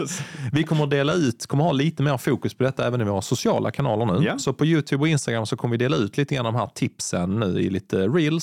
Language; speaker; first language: Swedish; native; Swedish